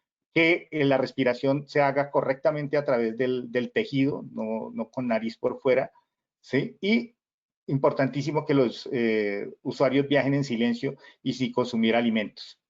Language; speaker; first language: Spanish; native; Spanish